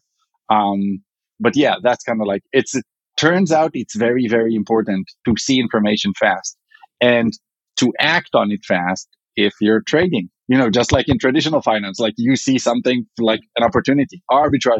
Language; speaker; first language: English; non-native, fluent; Hebrew